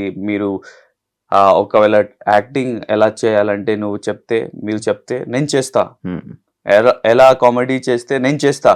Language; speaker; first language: Telugu; non-native, learner; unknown